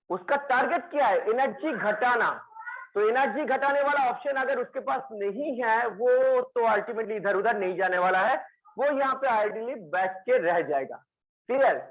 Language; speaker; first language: Hindi; non-native, local second language; Bangla